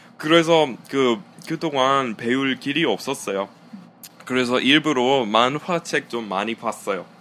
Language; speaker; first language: Korean; non-native, fluent; English